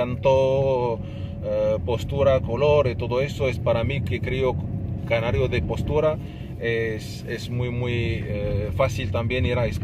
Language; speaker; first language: Spanish; non-native, fluent; Arabic